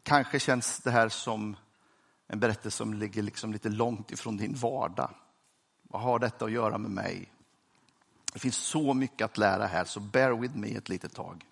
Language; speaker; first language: Swedish; native; Swedish